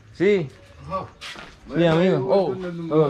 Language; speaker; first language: Spanish; non-native, learner; Greek